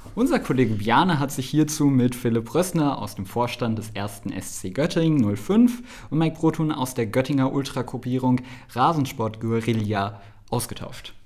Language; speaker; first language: German; native; German